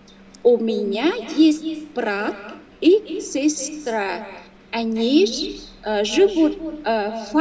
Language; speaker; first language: Russian; non-native, learner; Vietnamese